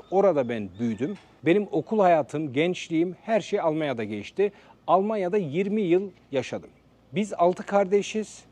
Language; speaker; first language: Turkish; early bilingual, heritage; Turkish